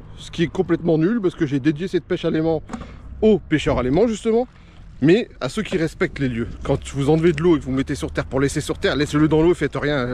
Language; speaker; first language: French; native; French